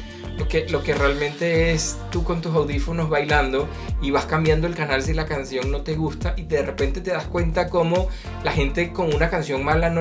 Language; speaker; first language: Spanish; native; Spanish